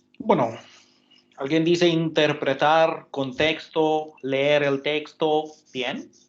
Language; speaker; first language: Spanish; non-native, fluent; Hindi